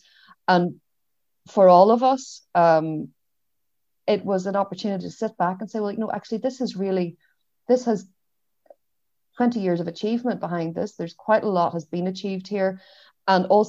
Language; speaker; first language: English; native; English